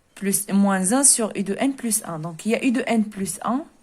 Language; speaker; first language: French; non-native, local second language; Arabic